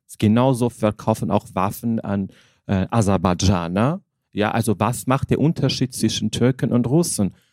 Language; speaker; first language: German; non-native, fluent; Armenian